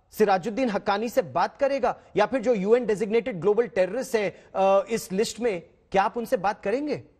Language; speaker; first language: Hindi; native; Hindi